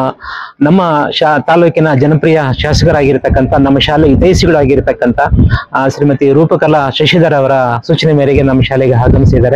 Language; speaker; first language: Kannada; native; Kannada